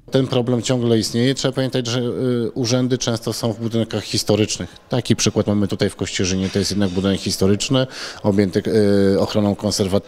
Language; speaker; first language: Polish; native; Polish